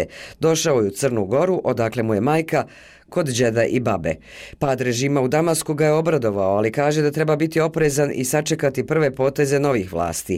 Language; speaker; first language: Serbian; native; Serbian